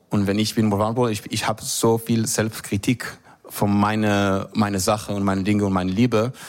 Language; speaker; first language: German; non-native, learner; Hebrew